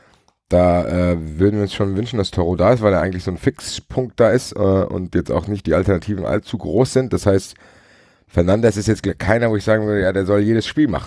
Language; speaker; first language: German; native; German